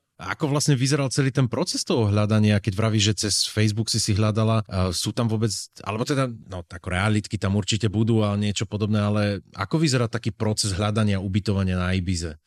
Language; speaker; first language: Slovak; native; Slovak